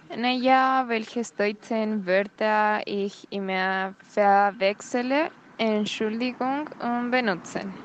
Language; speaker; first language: German; non-native, learner; Spanish